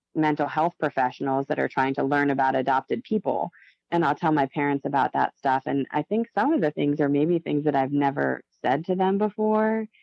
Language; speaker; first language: English; native; English